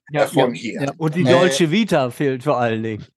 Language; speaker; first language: German; native; German